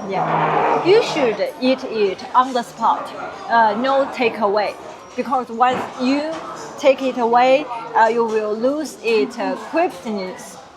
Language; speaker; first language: English; non-native, fluent; Chinese